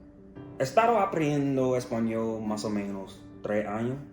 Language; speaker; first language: Spanish; non-native, learner; English